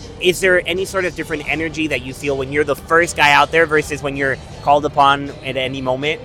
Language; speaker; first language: English; native; English